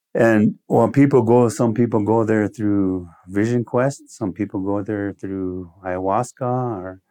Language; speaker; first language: English; early bilingual, other home language; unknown